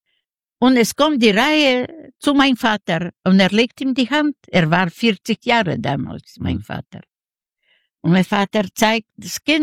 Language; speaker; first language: German; non-native, learner; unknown